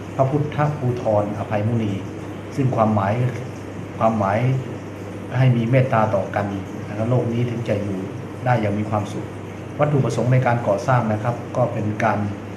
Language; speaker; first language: Thai; native; Thai